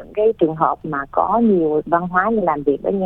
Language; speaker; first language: Vietnamese; early bilingual, heritage; Vietnamese